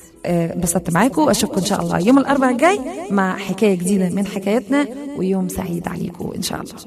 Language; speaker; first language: Arabic; native; Arabic